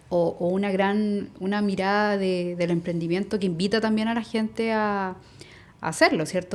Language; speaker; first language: Spanish; native; Spanish